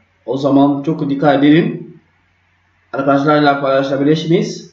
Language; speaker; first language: Turkish; non-native, learner; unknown